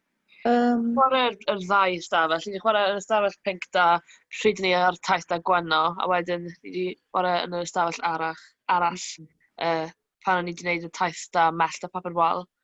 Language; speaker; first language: Welsh; native; Welsh